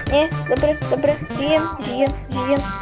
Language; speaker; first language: Slovak; non-native, learner; Ukrainian